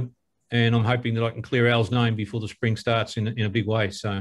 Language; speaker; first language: English; native; English